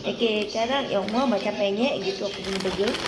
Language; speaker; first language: Malay; native; Malay